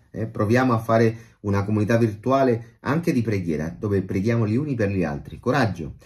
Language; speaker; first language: Italian; non-native, fluent; Spanish